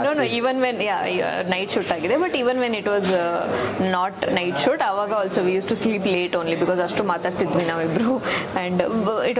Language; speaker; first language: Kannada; non-native, local second language; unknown